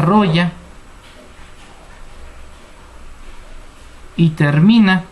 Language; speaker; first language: Spanish; native; Spanish